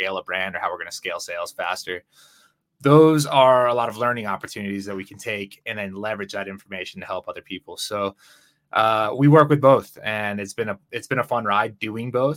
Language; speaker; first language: English; native; English